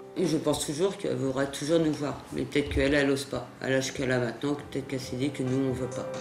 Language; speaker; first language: French; native; French